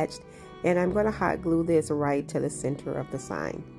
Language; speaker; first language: English; native; English